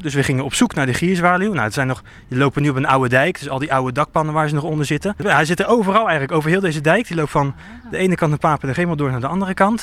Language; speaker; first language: Dutch; native; Dutch